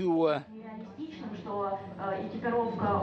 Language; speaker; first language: Russian; native; Russian